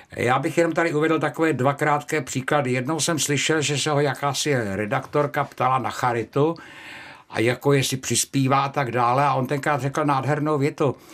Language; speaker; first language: Czech; native; Czech